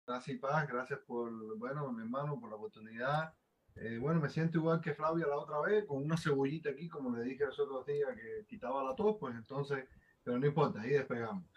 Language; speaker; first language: Spanish; native; Spanish